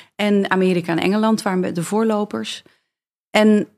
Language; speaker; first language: Dutch; native; Dutch